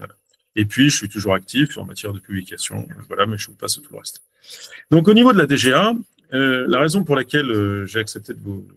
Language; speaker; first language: French; native; French